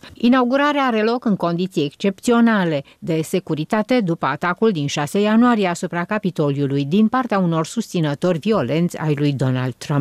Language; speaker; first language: Romanian; native; Romanian